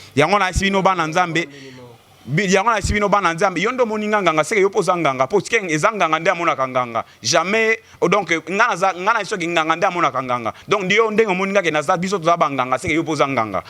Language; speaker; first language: Lingala; native; Lingala